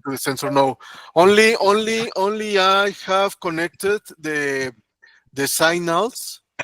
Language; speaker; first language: English; non-native, learner; Spanish